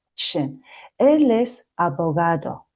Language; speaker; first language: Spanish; non-native, fluent; Mongolian